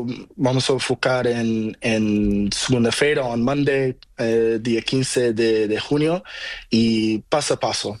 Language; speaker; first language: Spanish; non-native, learner; Portuguese